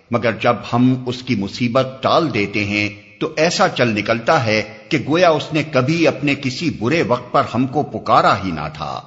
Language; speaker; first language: Urdu; native; Urdu